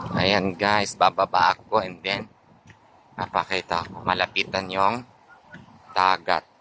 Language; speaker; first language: Filipino; non-native, local second language; Iloko